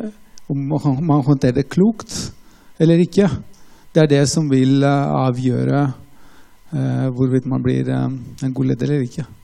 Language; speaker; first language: Norwegian; non-native, fluent; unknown